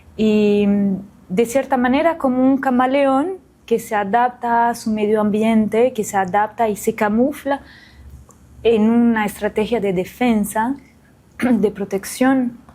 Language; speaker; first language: Spanish; non-native, fluent; French